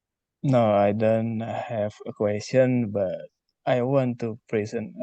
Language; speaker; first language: English; non-native, learner; Indonesian